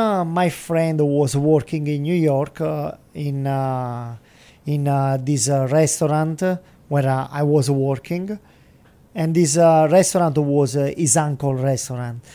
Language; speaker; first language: English; non-native, learner; Italian